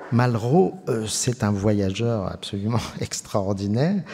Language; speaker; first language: French; native; French